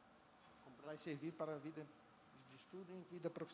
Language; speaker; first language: Spanish; non-native, learner; Portuguese